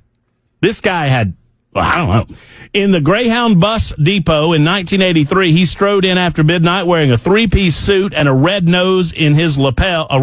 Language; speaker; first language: English; native; English